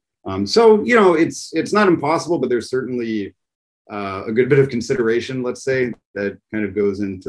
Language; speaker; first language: English; native; English